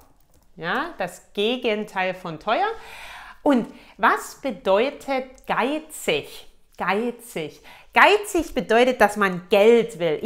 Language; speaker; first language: German; native; German